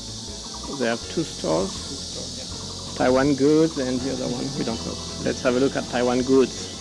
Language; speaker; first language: English; non-native, learner; French